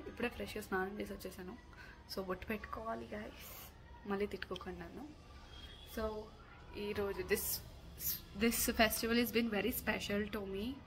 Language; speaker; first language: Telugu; non-native, local second language; Marathi